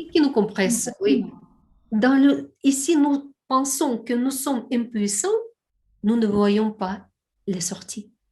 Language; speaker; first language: French; non-native, learner; Russian